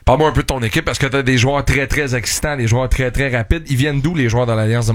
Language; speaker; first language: French; native; French